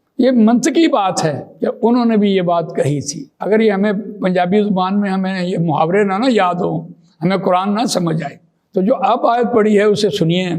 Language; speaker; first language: Urdu; non-native, local second language; Punjabi